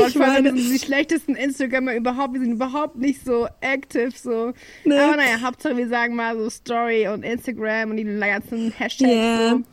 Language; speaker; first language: German; native; German